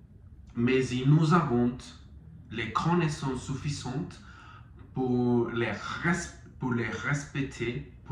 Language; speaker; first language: French; non-native, learner; Spanish